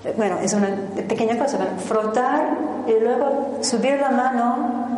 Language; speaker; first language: Spanish; non-native, fluent; English